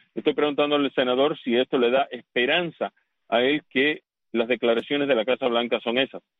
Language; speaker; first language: Spanish; early bilingual, heritage; Spanish